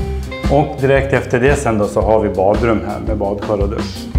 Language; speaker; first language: Swedish; native; Swedish